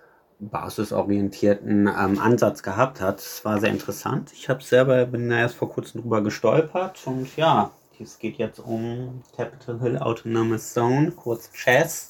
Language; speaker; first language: German; native; German